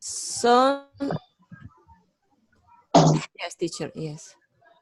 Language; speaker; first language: English; non-native, learner; Spanish